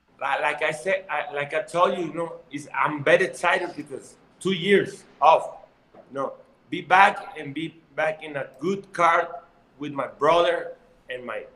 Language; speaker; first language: English; non-native, learner; Spanish